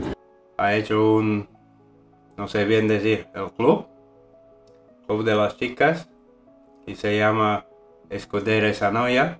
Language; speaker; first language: Spanish; non-native, fluent; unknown